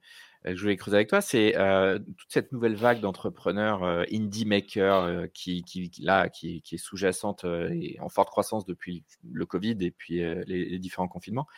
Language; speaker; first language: French; native; French